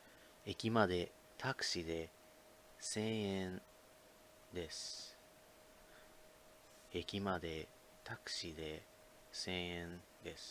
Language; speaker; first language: Japanese; non-native, fluent; English